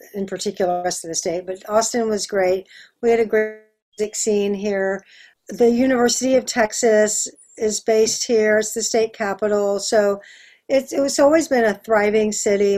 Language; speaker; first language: English; native; English